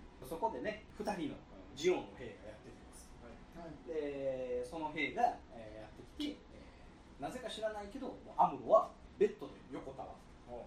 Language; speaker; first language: Japanese; native; Japanese